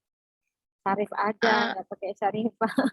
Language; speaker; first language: Indonesian; native; Indonesian